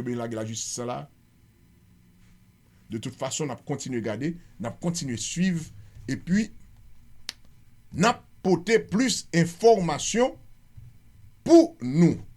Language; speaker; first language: Haitian Creole; native; Haitian Creole